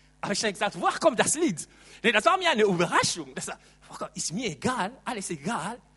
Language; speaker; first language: German; non-native, fluent; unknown